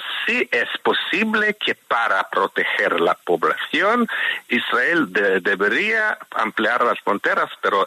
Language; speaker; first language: Spanish; non-native, fluent; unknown